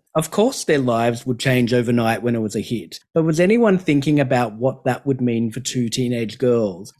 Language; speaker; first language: English; native; English